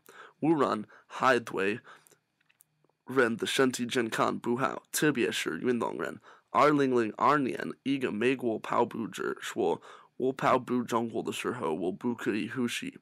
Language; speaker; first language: Chinese; non-native, learner; English